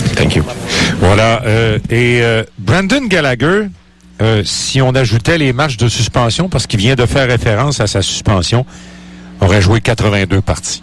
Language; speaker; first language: French; native; French